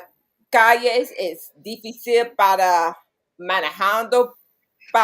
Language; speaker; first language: Spanish; non-native, learner; English